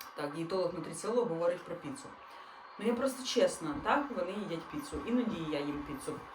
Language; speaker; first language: Ukrainian; non-native, local second language; Russian